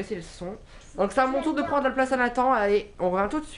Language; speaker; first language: French; native; French